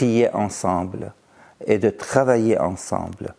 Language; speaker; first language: French; non-native, fluent; Arabic